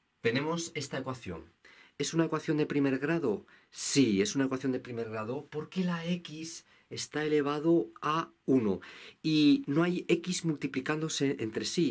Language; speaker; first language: Spanish; native; Spanish